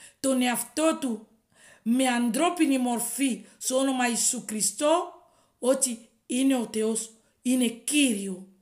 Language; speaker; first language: Greek; non-native, fluent; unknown